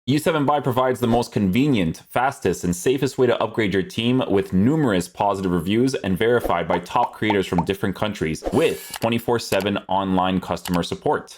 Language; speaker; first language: English; native; English